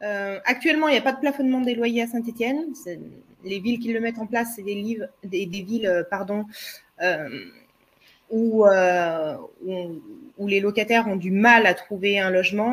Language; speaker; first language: French; native; French